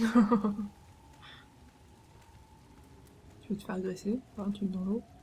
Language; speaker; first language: French; native; French